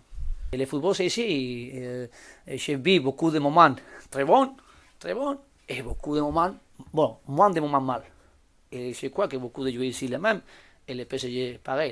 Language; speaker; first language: French; non-native, learner; Spanish